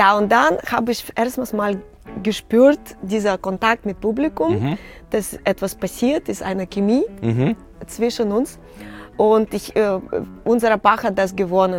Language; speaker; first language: German; non-native, learner; Russian